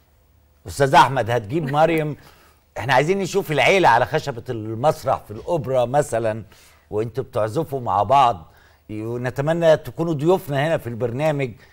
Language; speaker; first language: Arabic; native; Arabic